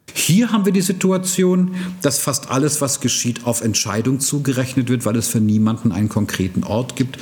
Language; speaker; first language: German; native; German